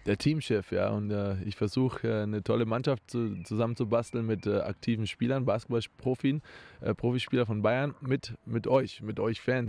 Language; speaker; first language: German; native; German